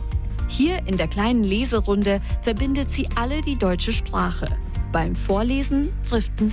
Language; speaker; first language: German; native; German